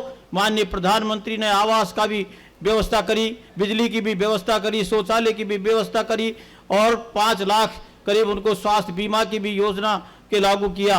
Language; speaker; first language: Hindi; native; Hindi